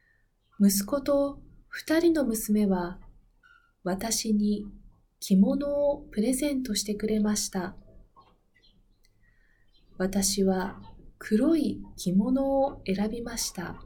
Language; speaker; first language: Japanese; non-native, learner; Spanish